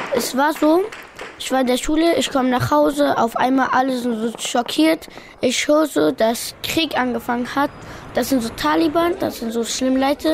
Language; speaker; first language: German; early bilingual, other home language; Pashto